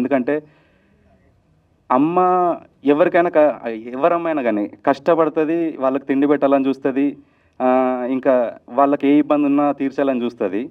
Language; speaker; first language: Telugu; native; Telugu